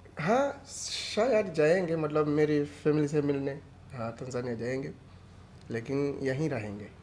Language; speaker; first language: Hindi; non-native, fluent; Swahili